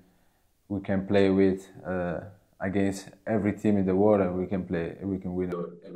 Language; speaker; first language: English; non-native, learner; Italian